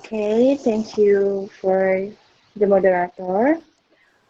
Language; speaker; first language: English; non-native, learner; Indonesian